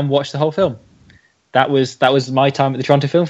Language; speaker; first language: English; native; English